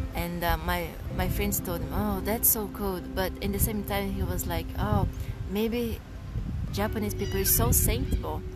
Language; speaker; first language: English; non-native, learner; Portuguese